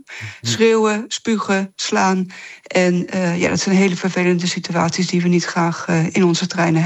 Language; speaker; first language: Dutch; native; Dutch